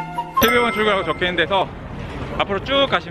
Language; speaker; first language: Korean; native; Korean